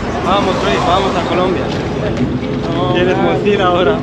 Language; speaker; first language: Spanish; non-native, learner; Romanian